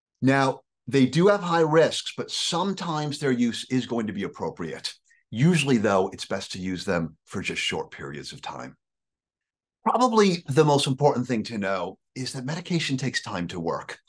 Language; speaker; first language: English; native; English